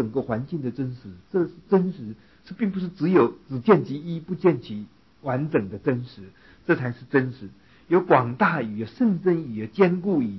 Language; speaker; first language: Chinese; native; Chinese